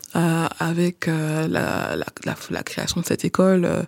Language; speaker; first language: French; non-native, local second language; Haitian Creole